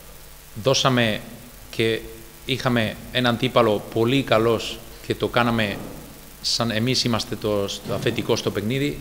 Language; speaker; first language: Greek; non-native, fluent; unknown